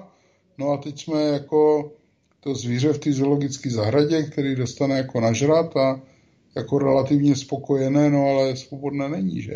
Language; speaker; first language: Czech; native; Czech